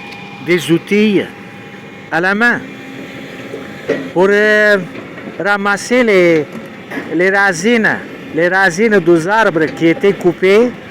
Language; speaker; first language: French; non-native, learner; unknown